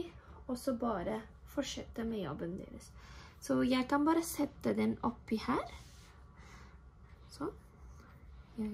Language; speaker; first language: Norwegian; non-native, fluent; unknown